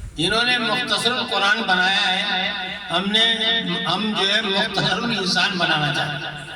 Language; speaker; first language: Urdu; native; Urdu